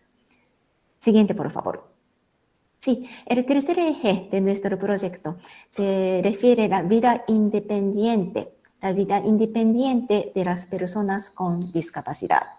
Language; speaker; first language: Spanish; non-native, fluent; Japanese